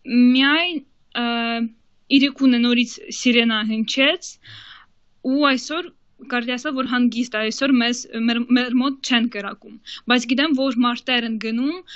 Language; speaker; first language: Armenian; early bilingual, heritage; Armenian